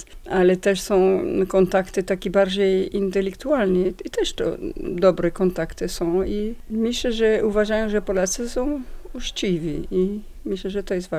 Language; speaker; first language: Polish; non-native, learner; French